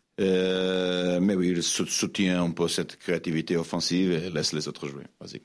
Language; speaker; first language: French; non-native, fluent; Portuguese